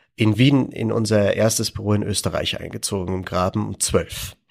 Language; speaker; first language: German; native; German